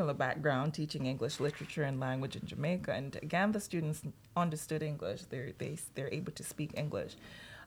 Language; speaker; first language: English; non-native, local second language; Jamaican Creole English